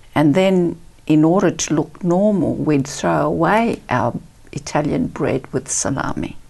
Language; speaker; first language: English; early bilingual, other home language; Italian